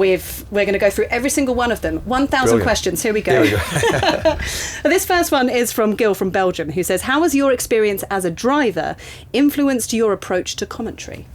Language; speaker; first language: English; native; English